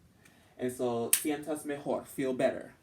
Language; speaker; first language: Spanish; non-native, learner; English